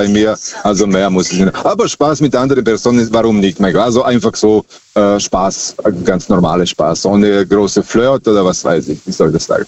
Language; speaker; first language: German; native; German